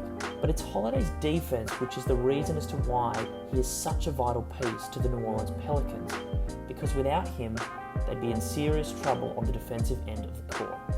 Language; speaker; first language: English; native; English